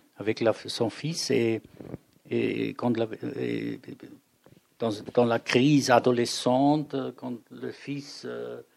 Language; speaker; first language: French; non-native, fluent; German